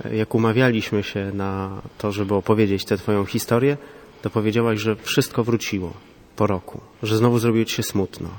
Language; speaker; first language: Polish; native; Polish